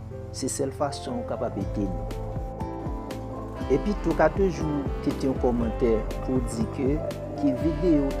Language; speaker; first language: French; non-native, local second language; Haitian Creole